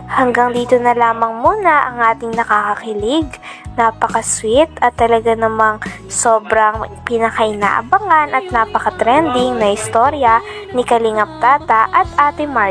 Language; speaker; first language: Filipino; native; Filipino